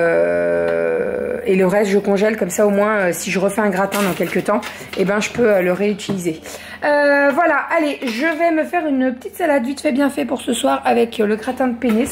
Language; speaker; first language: French; native; French